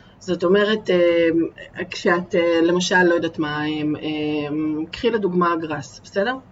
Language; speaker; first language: Hebrew; early bilingual, other home language; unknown